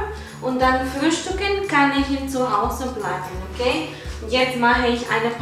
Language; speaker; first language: German; non-native, fluent; Spanish